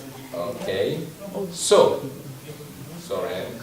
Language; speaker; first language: English; non-native, learner; Italian